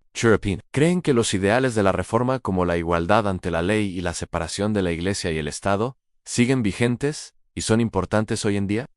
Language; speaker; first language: Spanish; native; Spanish